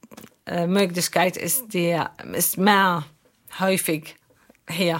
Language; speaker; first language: German; non-native, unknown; Arabic